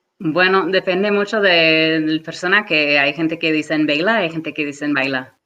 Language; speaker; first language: Spanish; non-native, fluent; English